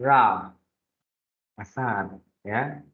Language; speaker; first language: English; non-native, fluent; Indonesian